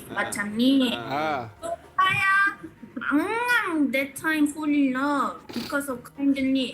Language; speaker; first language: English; non-native, learner; Korean